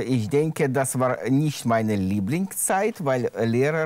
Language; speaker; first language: German; non-native, learner; Russian